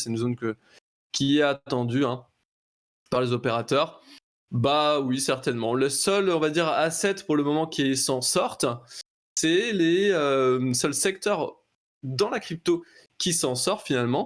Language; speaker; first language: French; native; French